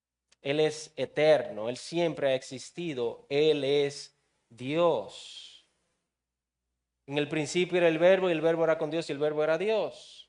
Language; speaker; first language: Spanish; native; Spanish